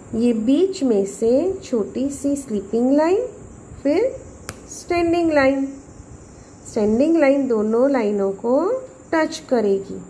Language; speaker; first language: Hindi; non-native, local second language; Gujarati